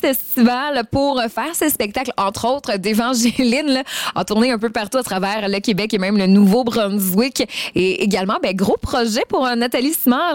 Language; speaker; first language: French; native; French